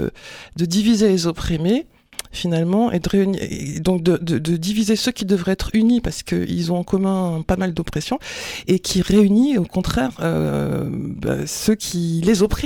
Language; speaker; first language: French; native; French